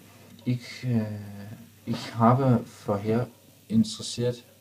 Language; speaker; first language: German; non-native, learner; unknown